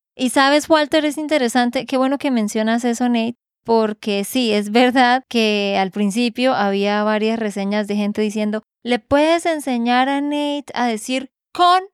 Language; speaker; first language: Spanish; native; Spanish